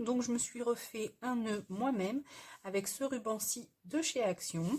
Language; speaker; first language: French; native; French